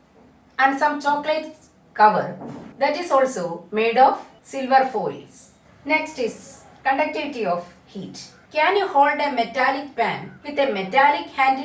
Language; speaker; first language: English; non-native, local second language; Malayalam